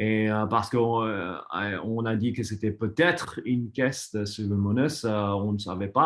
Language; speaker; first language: French; non-native, fluent; English